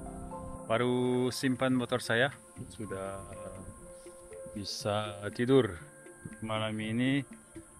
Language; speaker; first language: Indonesian; non-native, fluent; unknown